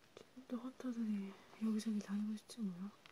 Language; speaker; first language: Korean; native; Korean